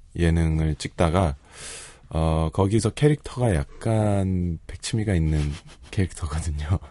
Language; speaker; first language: Korean; early bilingual, heritage; Korean